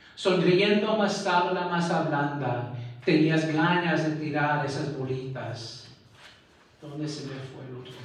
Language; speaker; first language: Spanish; early bilingual, heritage; Spanish